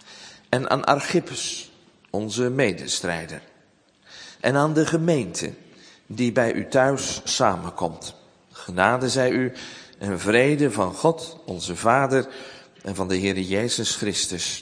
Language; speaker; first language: Dutch; native; Dutch